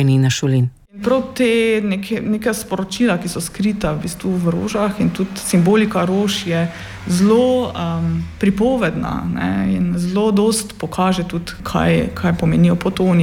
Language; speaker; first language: Slovenian; native; Slovenian